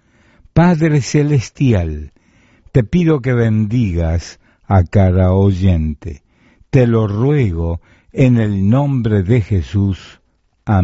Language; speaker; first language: Spanish; native; Spanish